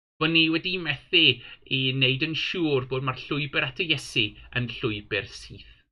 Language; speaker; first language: Welsh; non-native, local second language; English